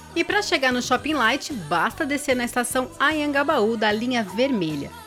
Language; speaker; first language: Portuguese; native; Portuguese